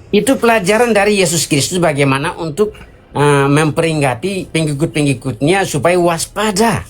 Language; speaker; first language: Indonesian; non-native, local second language; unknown